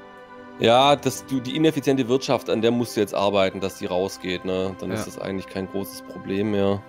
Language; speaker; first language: German; native; German